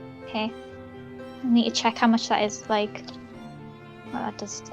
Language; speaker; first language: English; native; English